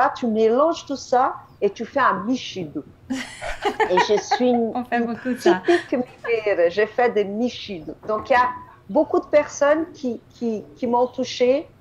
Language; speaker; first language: French; non-native, fluent; Portuguese